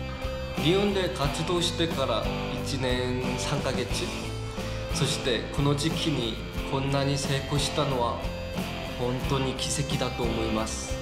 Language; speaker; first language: Japanese; non-native, fluent; Korean